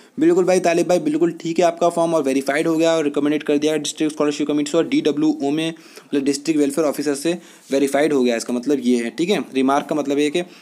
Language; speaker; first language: Hindi; native; Hindi